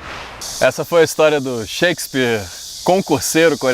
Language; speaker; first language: Portuguese; native; Portuguese